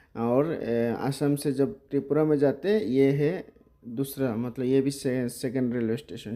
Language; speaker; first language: Hindi; non-native, local second language; Bangla